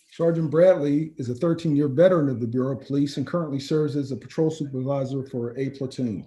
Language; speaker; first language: English; native; English